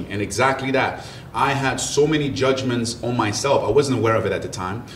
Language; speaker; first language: English; early bilingual, other home language; French